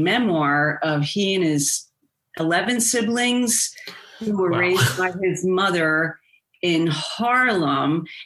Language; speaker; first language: English; native; English